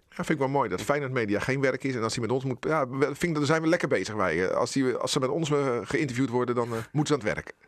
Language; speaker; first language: Dutch; native; Dutch